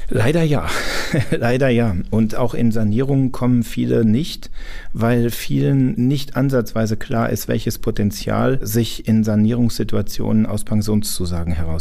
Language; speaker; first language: German; native; German